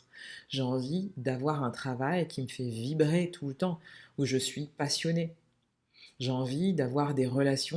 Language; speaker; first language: French; native; French